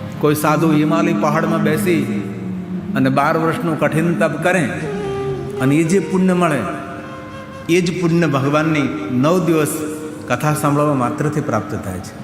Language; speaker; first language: Gujarati; native; Gujarati